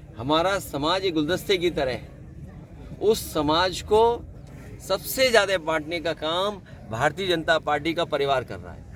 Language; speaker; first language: Hindi; native; Hindi